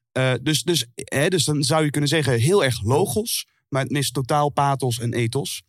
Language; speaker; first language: Dutch; native; Dutch